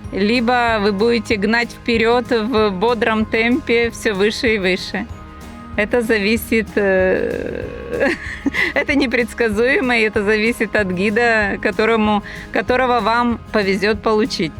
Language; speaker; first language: Russian; native; Russian